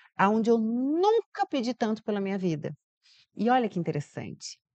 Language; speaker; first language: Portuguese; native; Portuguese